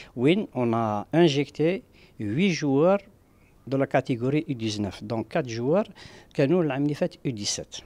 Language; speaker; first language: French; non-native, local second language; Arabic